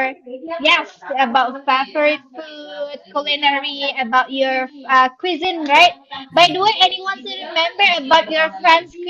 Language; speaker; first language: English; non-native, learner; Indonesian